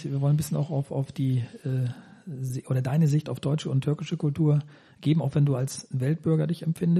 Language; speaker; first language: German; native; German